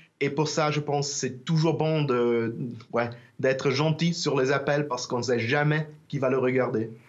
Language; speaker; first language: French; non-native, learner; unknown